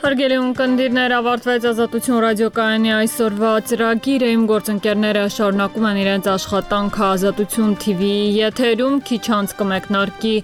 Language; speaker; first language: Armenian; native; Armenian